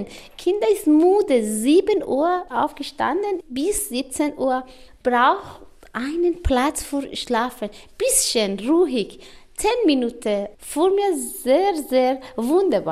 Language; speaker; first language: German; non-native, learner; Persian